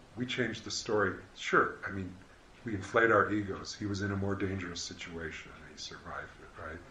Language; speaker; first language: English; native; English